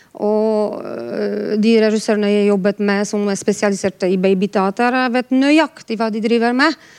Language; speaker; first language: Norwegian; non-native, fluent; Polish